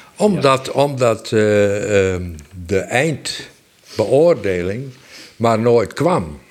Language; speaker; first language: Dutch; non-native, local second language; Western Frisian